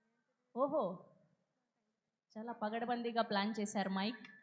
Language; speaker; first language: Telugu; native; Telugu